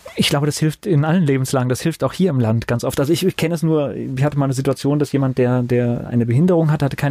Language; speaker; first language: German; native; German